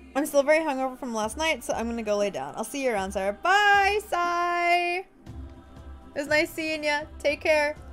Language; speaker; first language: English; native; English